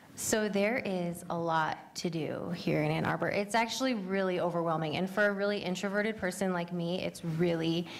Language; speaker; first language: English; native; English